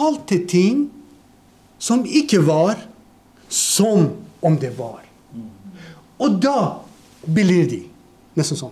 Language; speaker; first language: Norwegian; non-native, fluent; Persian